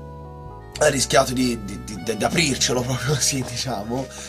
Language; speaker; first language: Italian; native; Italian